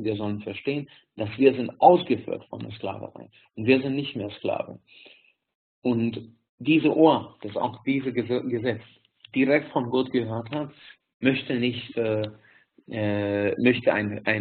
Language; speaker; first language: German; non-native, fluent; Hungarian